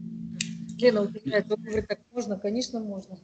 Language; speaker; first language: Russian; native; Russian